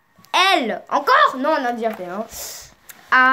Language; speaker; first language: French; native; French